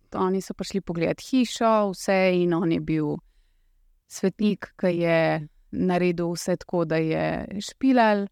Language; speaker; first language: Slovenian; early bilingual, other home language; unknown